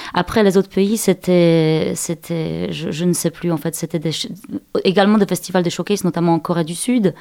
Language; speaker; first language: French; non-native, fluent; Polish